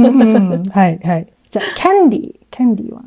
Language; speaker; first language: Japanese; non-native, learner; English